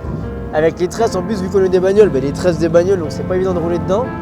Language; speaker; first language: French; native; French